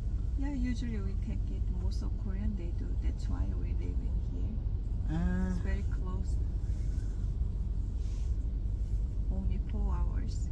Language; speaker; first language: English; non-native, learner; Korean